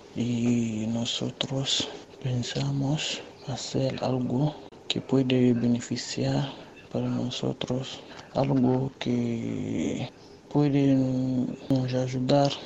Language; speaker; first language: Spanish; non-native, learner; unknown